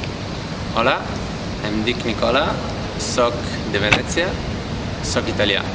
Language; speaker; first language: Catalan; non-native, learner; Italian